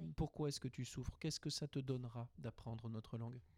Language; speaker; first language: French; native; French